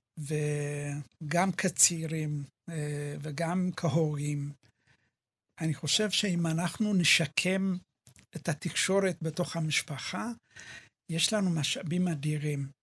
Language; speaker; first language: Hebrew; early bilingual, other home language; Amharic